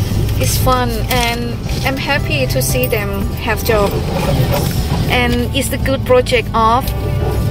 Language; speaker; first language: English; non-native, fluent; Filipino